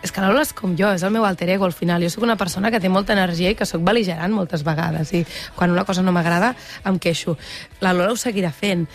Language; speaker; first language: Catalan; native; Catalan